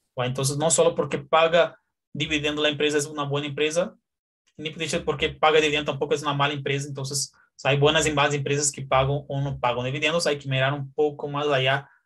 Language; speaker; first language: Spanish; non-native, fluent; Portuguese